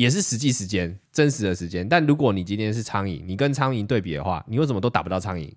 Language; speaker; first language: Chinese; native; Chinese